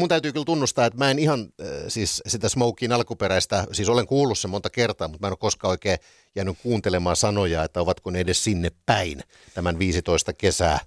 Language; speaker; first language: Finnish; native; Finnish